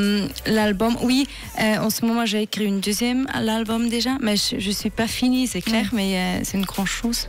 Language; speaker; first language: French; non-native, fluent; Swiss German